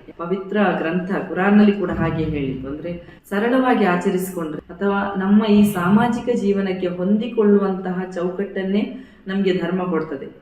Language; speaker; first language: Kannada; non-native, local second language; Badaga